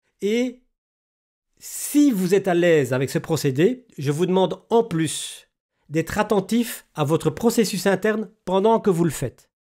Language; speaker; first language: French; native; French